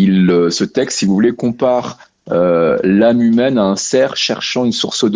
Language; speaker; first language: French; native; French